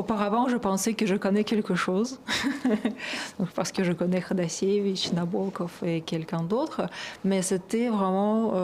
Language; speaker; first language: French; non-native, fluent; Russian